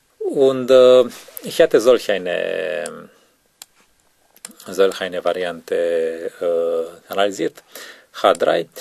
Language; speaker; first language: German; non-native, learner; Romanian